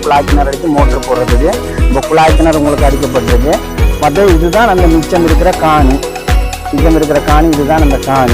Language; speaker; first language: Tamil; native; Tamil